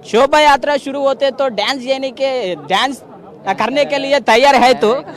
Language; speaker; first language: Hindi; non-native, local second language; Telugu